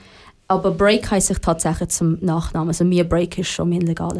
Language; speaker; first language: German; native; German